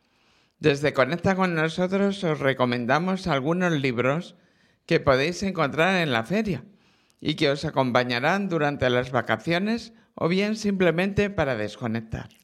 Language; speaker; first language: Spanish; native; Spanish